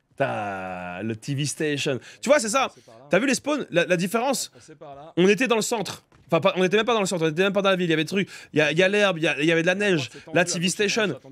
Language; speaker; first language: French; native; French